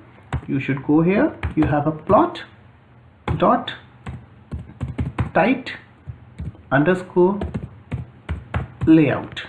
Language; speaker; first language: English; non-native, local second language; Hindi